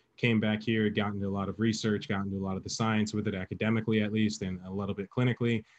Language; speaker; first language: English; native; English